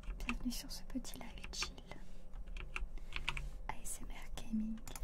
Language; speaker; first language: French; native; French